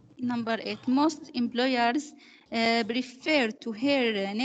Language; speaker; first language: English; non-native, learner; Arabic